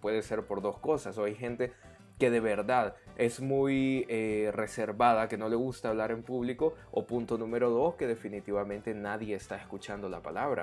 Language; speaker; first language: Spanish; native; Spanish